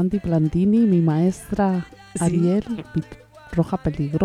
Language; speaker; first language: Spanish; native; Spanish